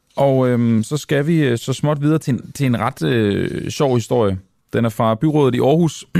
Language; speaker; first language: Danish; native; Danish